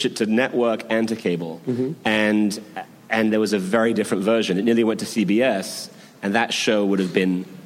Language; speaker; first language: English; native; English